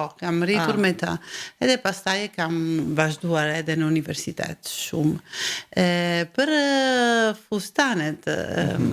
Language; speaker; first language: Albanian; early bilingual, heritage; Albanian